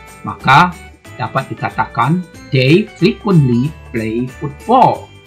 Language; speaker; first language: English; non-native, fluent; Indonesian